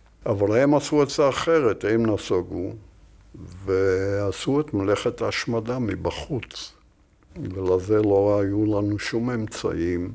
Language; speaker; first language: Hebrew; non-native, fluent; Polish